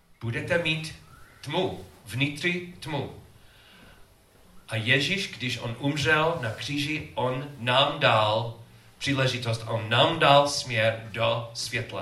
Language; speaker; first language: Czech; non-native, learner; English